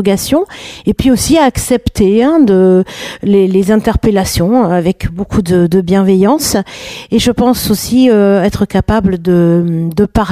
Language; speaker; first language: French; native; French